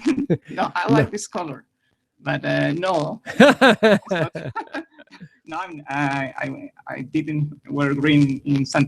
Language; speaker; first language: English; non-native, learner; Spanish